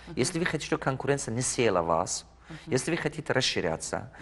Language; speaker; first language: Russian; non-native, fluent; Tajik